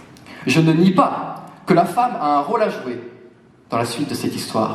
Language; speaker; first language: French; native; French